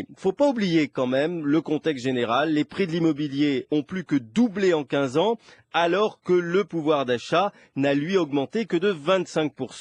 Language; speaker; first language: French; native; French